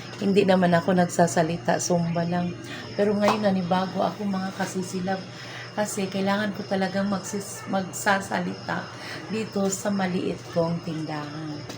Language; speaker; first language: Filipino; non-native, local second language; Cebuano